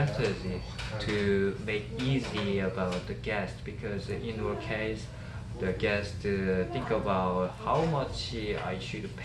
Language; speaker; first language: English; non-native, learner; Korean